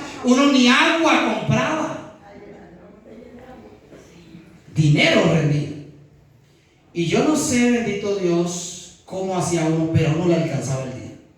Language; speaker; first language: Spanish; native; Spanish